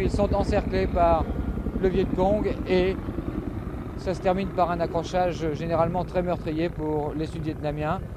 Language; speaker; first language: French; native; French